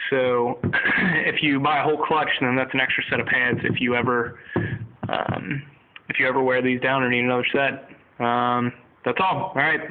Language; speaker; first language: English; native; English